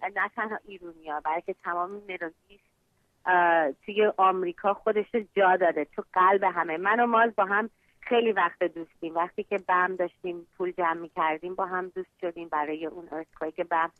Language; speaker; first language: Persian; early bilingual, heritage; Persian